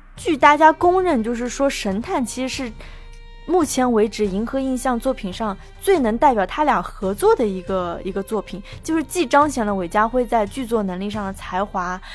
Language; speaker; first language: Chinese; native; Chinese